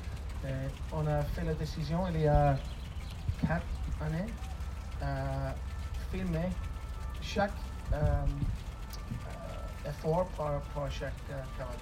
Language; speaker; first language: French; non-native, fluent; English